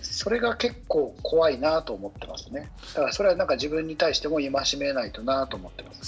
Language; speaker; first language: Japanese; native; Japanese